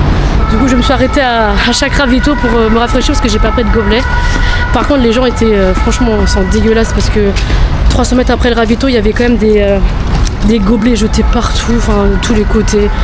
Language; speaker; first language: French; native; French